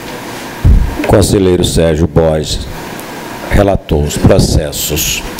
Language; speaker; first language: Portuguese; native; Portuguese